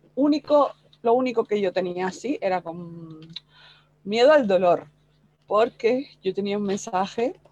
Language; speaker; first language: Spanish; native; Spanish